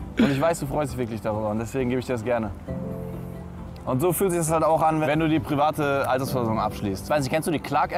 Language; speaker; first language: German; native; German